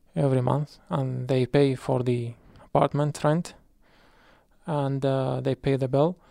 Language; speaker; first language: English; non-native, fluent; Arabic